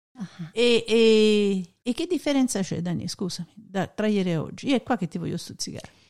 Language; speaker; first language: Italian; native; Italian